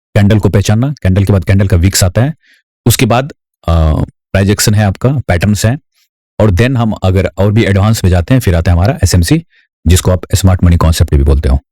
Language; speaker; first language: Hindi; native; Hindi